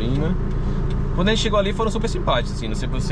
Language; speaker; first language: Portuguese; native; Portuguese